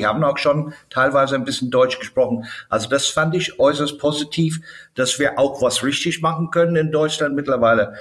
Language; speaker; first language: German; non-native, fluent; English